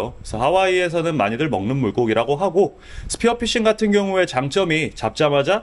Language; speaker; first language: Korean; native; Korean